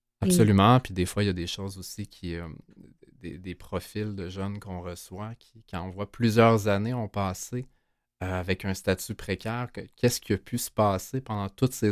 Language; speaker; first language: French; native; French